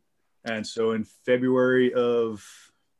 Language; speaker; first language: English; native; English